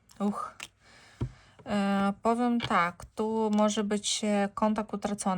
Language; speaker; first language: Polish; non-native, fluent; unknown